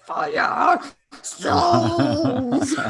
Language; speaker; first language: English; native; English